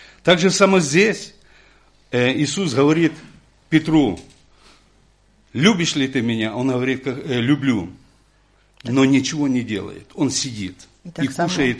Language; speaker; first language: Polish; non-native, learner; Ukrainian